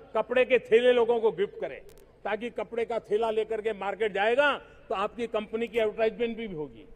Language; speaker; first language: Hindi; non-native, local second language; Gujarati